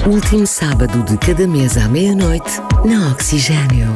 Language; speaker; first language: Portuguese; native; Portuguese